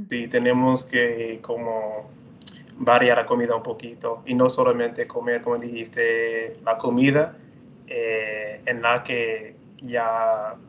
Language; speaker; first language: Spanish; non-native, fluent; English